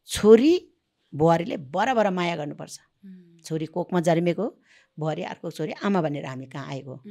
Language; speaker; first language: Nepali; non-native, local second language; Sherpa